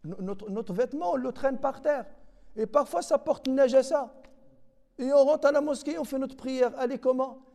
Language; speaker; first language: French; non-native, local second language; Arabic